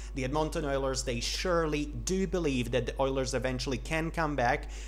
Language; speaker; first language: English; non-native, fluent; Slovak